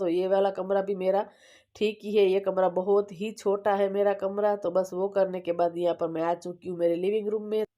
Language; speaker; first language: Hindi; non-native, local second language; Gujarati